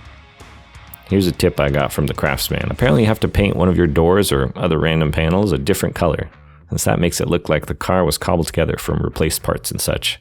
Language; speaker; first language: English; native; English